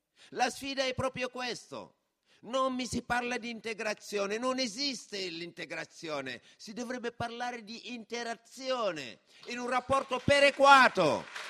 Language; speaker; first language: Italian; non-native, fluent; Wolof